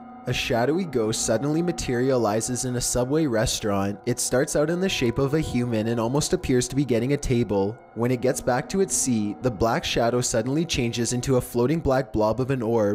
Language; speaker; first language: English; native; English